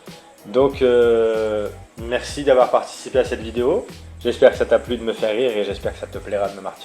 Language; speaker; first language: French; native; French